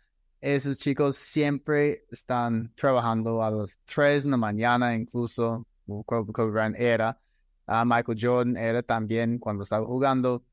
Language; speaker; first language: Spanish; non-native, fluent; English